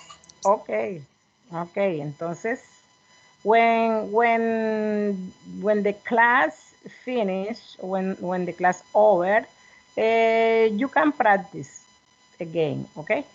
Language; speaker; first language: English; non-native, learner; Spanish